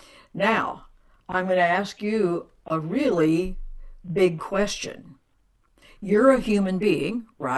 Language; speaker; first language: English; native; English